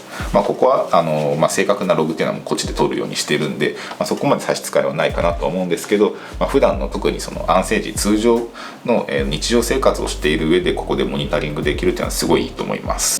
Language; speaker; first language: Japanese; native; Japanese